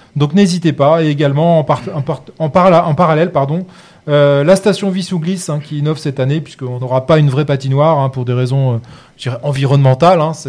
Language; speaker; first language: French; native; French